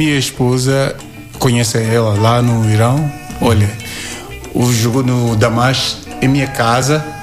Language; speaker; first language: Portuguese; non-native, learner; Yoruba